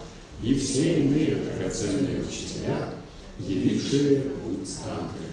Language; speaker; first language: Russian; native; Russian